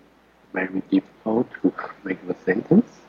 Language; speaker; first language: English; non-native, learner; Chinese